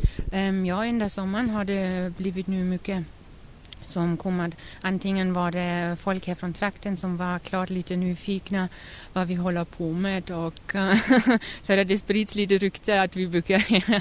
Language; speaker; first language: Swedish; non-native, fluent; German